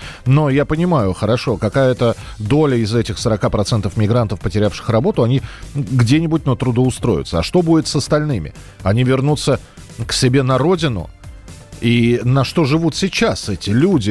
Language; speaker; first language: Russian; native; Russian